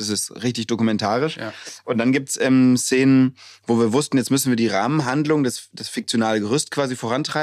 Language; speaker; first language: German; native; German